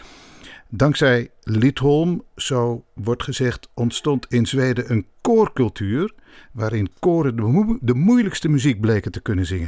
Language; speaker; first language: Dutch; native; Dutch